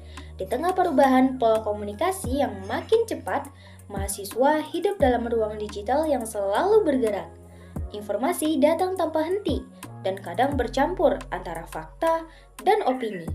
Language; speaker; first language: Indonesian; native; Indonesian